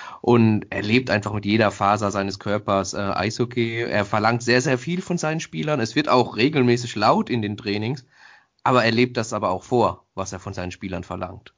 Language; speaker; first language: German; native; German